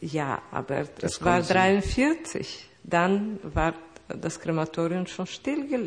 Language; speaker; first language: German; non-native, fluent; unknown